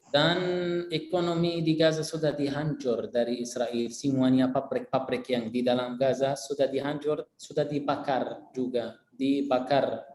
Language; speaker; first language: Indonesian; non-native, fluent; Arabic